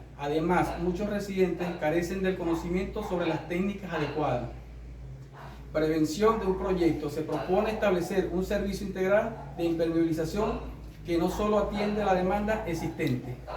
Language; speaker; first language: Spanish; native; Spanish